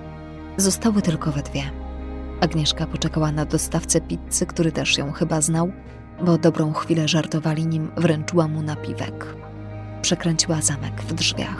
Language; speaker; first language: Polish; native; Polish